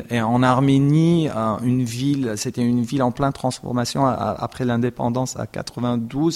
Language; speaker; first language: French; non-native, fluent; Armenian